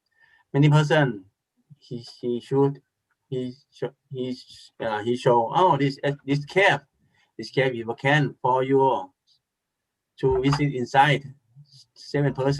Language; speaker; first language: English; non-native, learner; Thai